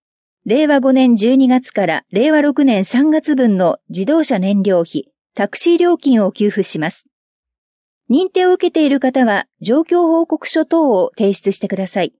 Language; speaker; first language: Japanese; native; Japanese